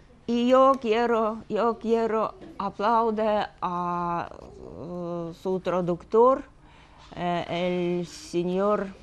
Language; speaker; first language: Spanish; non-native, fluent; Russian